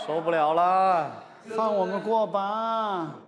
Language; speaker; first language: Chinese; native; Chinese